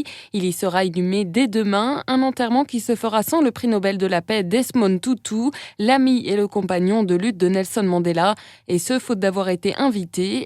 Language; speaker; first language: French; native; French